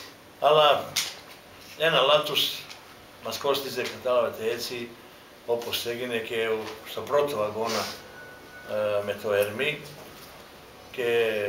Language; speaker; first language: Greek; non-native, fluent; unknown